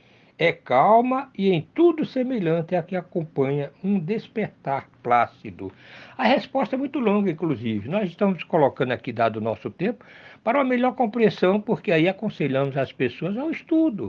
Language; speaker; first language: Portuguese; native; Portuguese